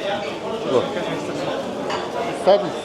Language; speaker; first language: Russian; non-native, local second language; Uzbek